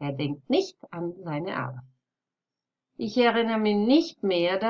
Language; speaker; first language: German; non-native, fluent; Spanish